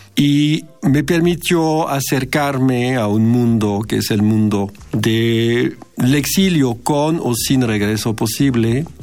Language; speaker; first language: Spanish; non-native, fluent; French